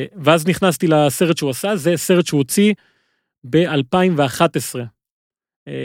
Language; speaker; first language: Hebrew; native; Hebrew